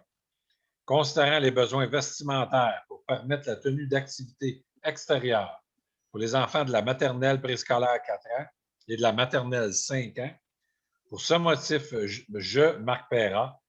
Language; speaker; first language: French; native; French